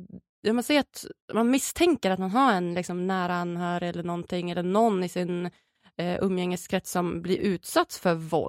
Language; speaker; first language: Swedish; early bilingual, other home language; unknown